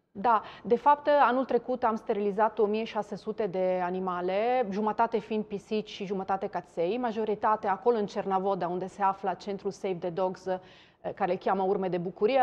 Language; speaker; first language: Romanian; non-native, fluent; Italian